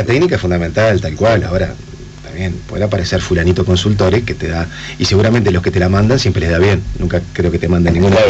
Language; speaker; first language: Spanish; native; Spanish